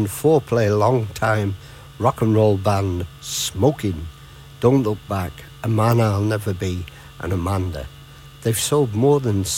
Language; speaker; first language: English; native; English